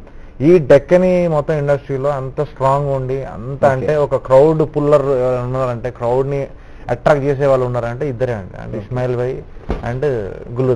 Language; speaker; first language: Telugu; native; Telugu